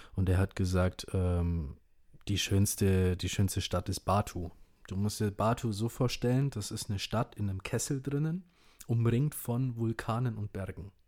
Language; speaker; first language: German; early bilingual, other home language; Indonesian